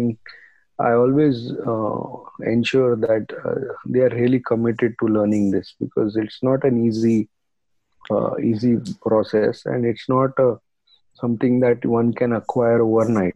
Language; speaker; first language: English; non-native, local second language; Marathi